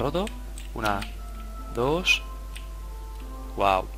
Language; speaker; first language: Spanish; native; Spanish